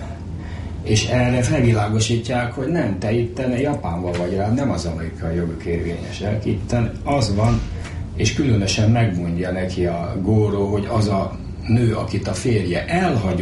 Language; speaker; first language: Hungarian; native; Hungarian